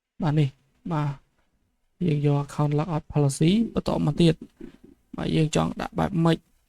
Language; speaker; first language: Khmer; native; Khmer